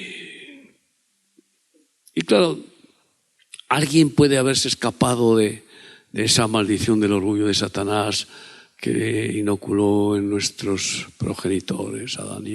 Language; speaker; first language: Spanish; native; Spanish